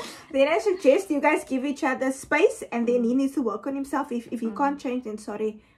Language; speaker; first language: English; non-native, local second language; Afrikaans